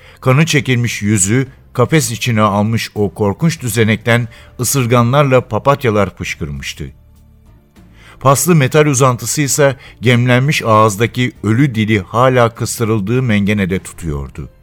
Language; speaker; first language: Turkish; native; Turkish